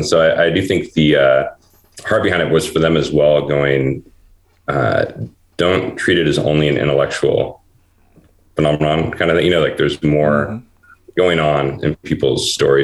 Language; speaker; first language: English; native; English